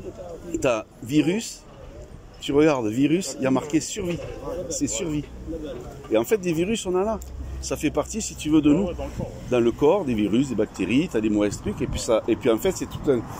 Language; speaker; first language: French; native; French